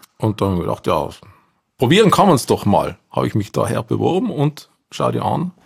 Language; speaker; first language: German; native; German